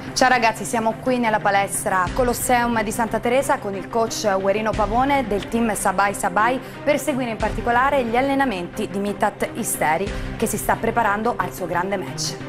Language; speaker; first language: Italian; native; Italian